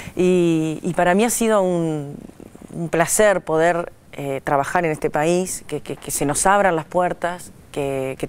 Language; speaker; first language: Spanish; native; Spanish